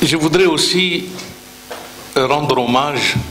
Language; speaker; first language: French; non-native, local second language; Arabic